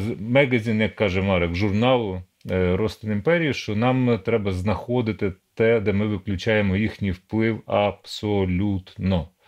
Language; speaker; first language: Ukrainian; native; Ukrainian